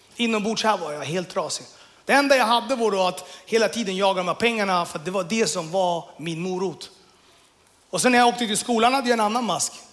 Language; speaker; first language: Swedish; early bilingual, other home language; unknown